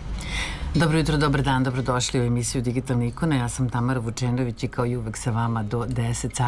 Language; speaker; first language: Serbian; native; Serbian